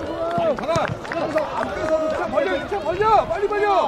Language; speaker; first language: Korean; native; Korean